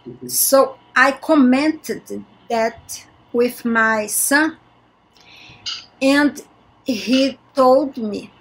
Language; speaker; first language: English; non-native, learner; Portuguese